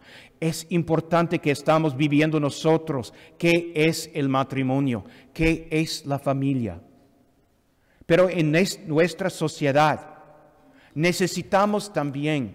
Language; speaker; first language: Spanish; non-native, fluent; English